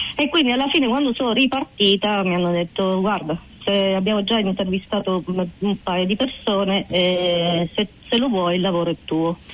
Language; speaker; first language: Italian; native; Italian